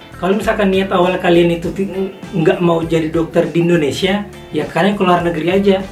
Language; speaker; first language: Indonesian; native; Indonesian